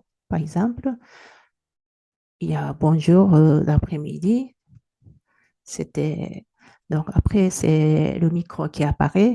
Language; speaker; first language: French; non-native, fluent; Japanese